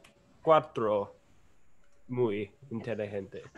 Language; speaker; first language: Spanish; non-native, learner; English